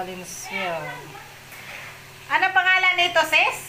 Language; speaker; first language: Filipino; non-native, local second language; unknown